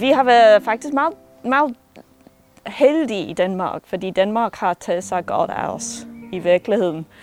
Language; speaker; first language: Danish; non-native, fluent; English